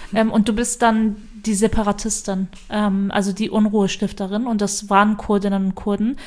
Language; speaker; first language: German; early bilingual, other home language; Turkish